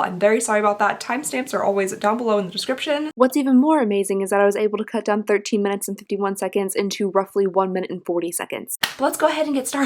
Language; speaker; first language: English; native; English